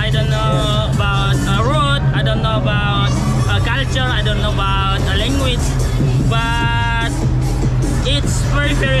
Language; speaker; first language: English; non-native, learner; Indonesian